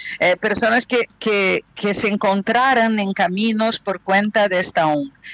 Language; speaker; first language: Spanish; non-native, fluent; Portuguese